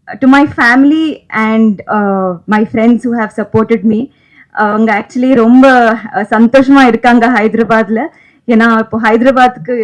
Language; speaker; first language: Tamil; non-native, local second language; Malayalam